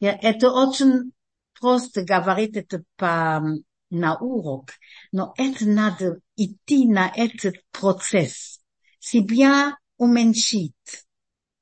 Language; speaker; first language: Russian; early bilingual, heritage; Russian